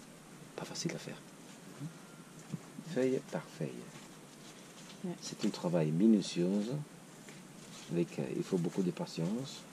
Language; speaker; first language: French; non-native, learner; Spanish